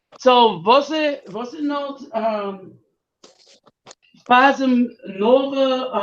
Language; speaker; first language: Portuguese; non-native, learner; English